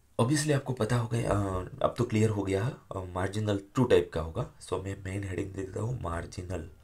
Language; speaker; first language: Hindi; non-native, local second language; Gujarati